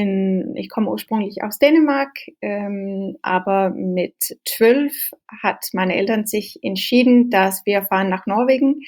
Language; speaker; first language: German; non-native, fluent; Danish